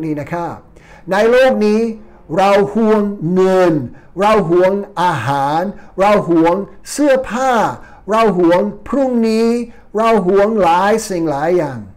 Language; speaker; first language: Thai; non-native, fluent; English